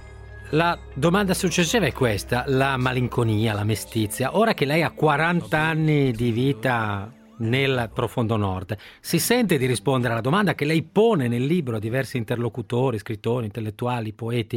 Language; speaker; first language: Italian; native; Italian